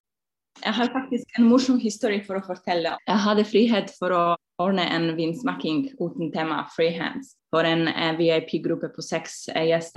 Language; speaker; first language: Norwegian; non-native, fluent; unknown